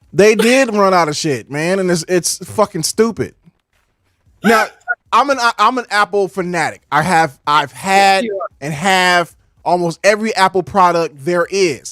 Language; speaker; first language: English; native; English